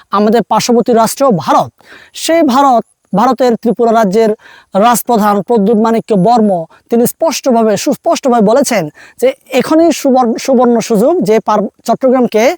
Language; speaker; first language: Bangla; non-native, local second language; Marma